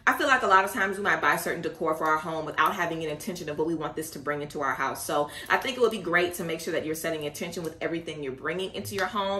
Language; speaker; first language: English; native; English